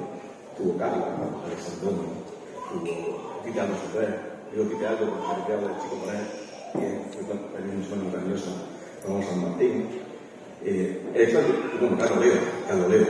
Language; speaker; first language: Spanish; native; Spanish